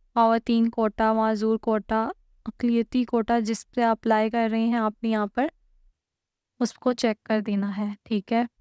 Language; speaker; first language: Urdu; native; Urdu